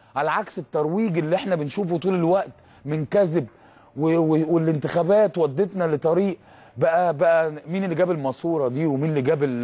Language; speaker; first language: Arabic; native; Arabic